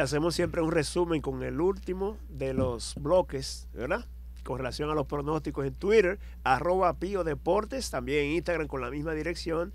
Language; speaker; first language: Spanish; native; Spanish